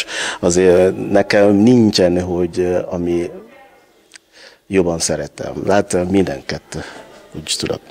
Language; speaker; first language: Hungarian; non-native, learner; Yoruba